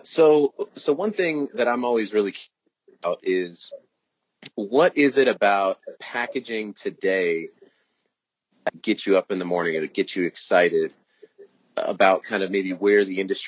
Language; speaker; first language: English; native; English